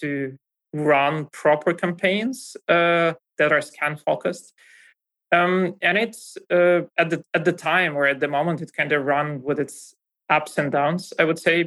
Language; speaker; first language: English; non-native, fluent; Russian